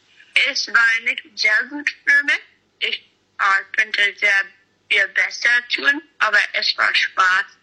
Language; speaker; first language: German; early bilingual, heritage; English